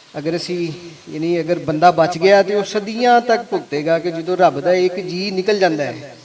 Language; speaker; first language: Punjabi; native; Punjabi